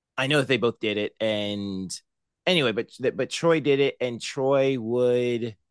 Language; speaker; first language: English; native; English